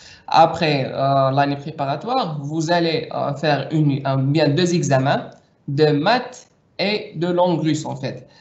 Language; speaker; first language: French; non-native, local second language; Arabic